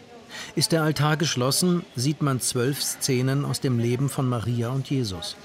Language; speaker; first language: German; native; German